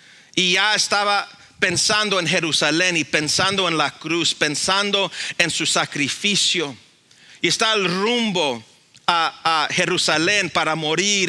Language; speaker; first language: Spanish; early bilingual, heritage; Spanish